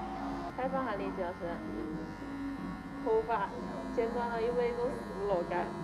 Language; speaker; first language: Chinese; native; Chinese